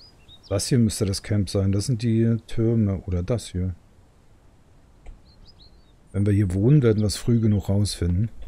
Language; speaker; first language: German; native; German